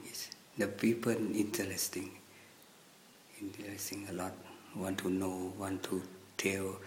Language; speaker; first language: English; non-native, learner; Thai